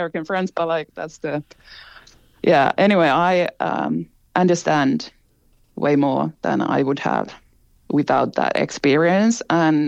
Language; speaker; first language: English; non-native, fluent; Finnish